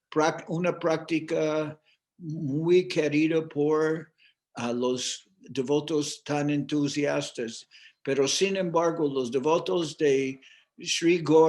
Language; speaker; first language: Spanish; non-native, fluent; English